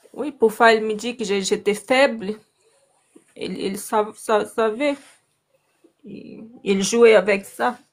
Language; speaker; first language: French; non-native, learner; Portuguese